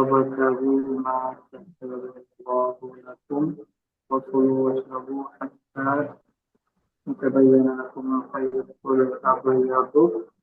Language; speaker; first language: Arabic; non-native, learner; Indonesian